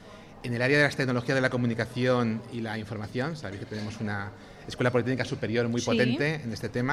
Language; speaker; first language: Spanish; native; Spanish